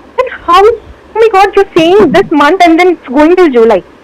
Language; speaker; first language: English; non-native, local second language; Malayalam